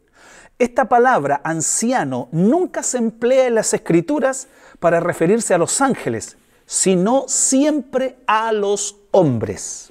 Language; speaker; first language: Spanish; native; Spanish